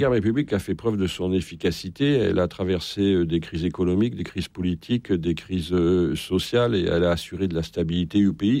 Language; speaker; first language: French; native; French